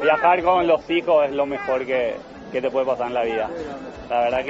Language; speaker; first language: Spanish; native; Spanish